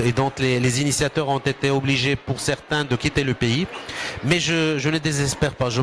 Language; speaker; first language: French; non-native, local second language; Arabic